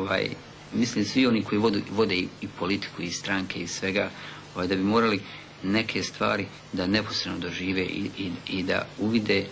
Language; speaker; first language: Bosnian; native; Bosnian